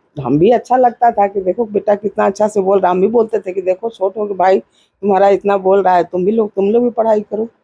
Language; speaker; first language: Hindi; native; Hindi